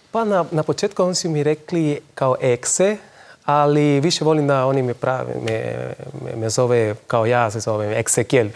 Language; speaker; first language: Serbian; non-native, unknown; Spanish